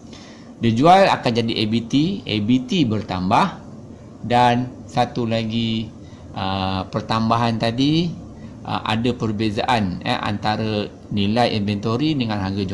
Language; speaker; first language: Malay; native; Malay